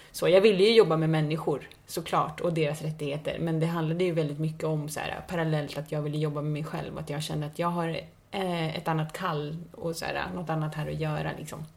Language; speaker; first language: Swedish; early bilingual, other home language; Spanish